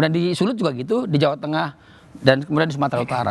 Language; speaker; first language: Indonesian; native; Indonesian